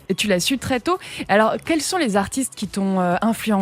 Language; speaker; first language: French; native; French